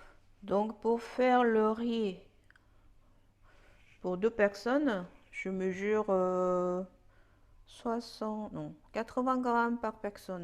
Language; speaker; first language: French; non-native, fluent; Korean